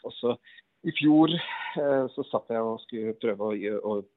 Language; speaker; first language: Norwegian; native; Norwegian